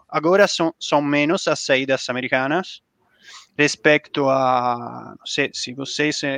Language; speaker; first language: Portuguese; non-native, learner; Italian